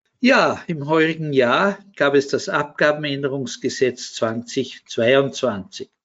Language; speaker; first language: German; native; German